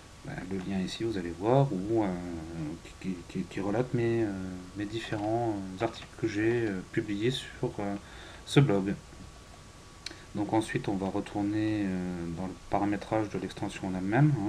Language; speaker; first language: French; native; French